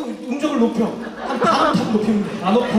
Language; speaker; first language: Korean; native; Korean